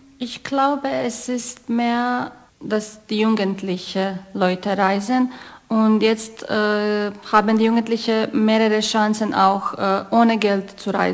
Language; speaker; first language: German; non-native, fluent; Croatian